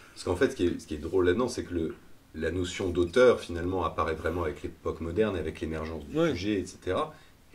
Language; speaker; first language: French; native; French